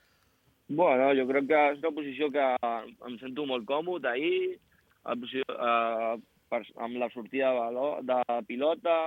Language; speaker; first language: Catalan; non-native, local second language; Spanish